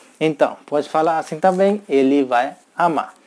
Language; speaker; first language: Portuguese; non-native, learner; Hindi